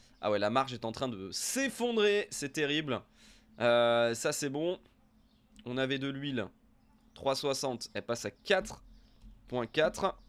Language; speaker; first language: French; native; French